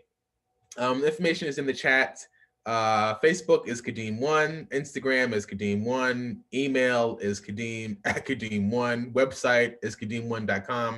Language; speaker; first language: English; native; English